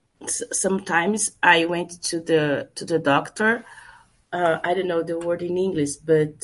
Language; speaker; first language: English; non-native, learner; Portuguese